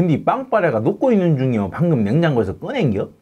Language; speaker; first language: Korean; native; Korean